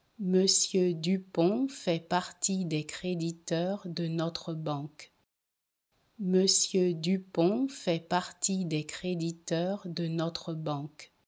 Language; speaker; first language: French; native; French